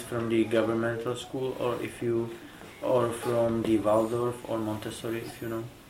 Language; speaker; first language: English; non-native, fluent; Czech